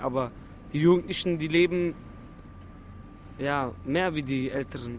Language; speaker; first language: German; non-native, local second language; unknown